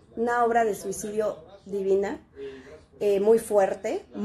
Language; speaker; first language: Spanish; native; Spanish